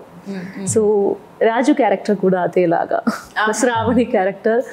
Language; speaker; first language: Telugu; non-native, fluent; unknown